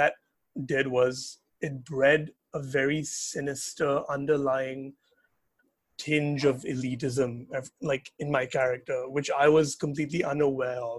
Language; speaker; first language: English; native; English